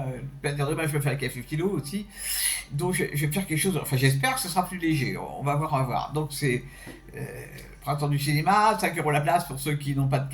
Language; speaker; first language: French; native; French